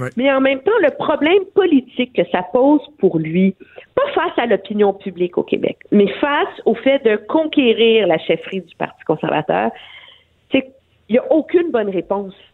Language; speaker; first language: French; native; French